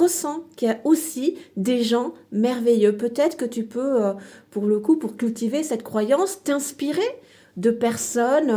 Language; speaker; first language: French; native; French